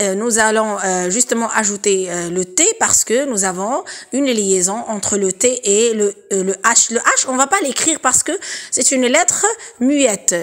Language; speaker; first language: French; non-native, local second language; Arabic